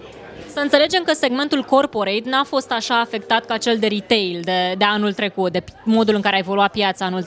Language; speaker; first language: Romanian; native; Romanian